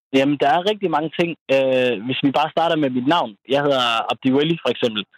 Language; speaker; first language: Danish; early bilingual, other home language; Somali